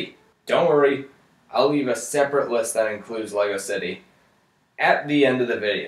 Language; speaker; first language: English; native; English